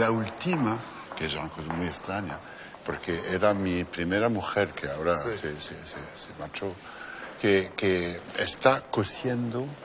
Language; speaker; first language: Spanish; non-native, fluent; French